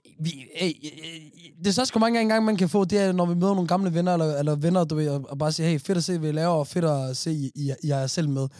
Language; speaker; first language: Danish; early bilingual, other home language; Somali